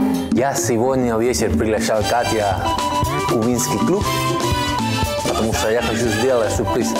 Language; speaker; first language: Russian; non-native, learner; Spanish